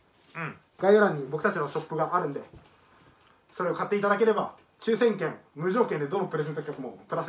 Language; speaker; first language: Japanese; native; Japanese